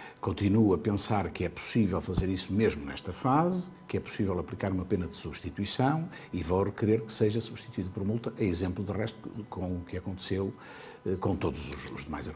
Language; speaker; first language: Portuguese; native; Portuguese